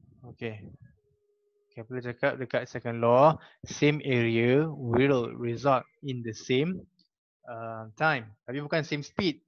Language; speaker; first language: English; non-native, local second language; Malay